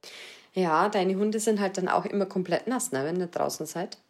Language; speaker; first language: German; native; German